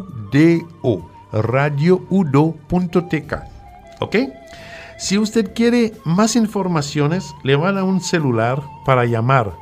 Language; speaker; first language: Spanish; non-native, fluent; French